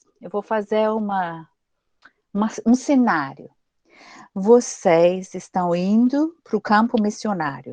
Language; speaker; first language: Portuguese; non-native, fluent; English